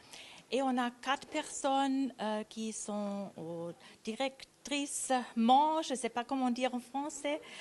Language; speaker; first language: French; non-native, local second language; German